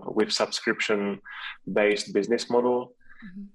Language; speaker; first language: English; non-native, fluent; Czech